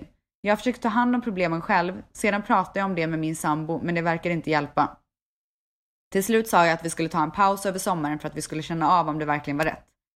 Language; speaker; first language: Swedish; native; Swedish